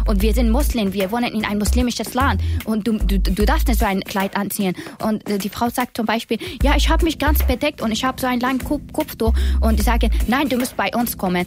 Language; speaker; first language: German; non-native, learner; Persian